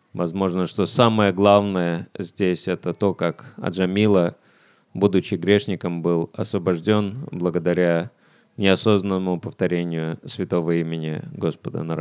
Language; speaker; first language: Russian; native; Russian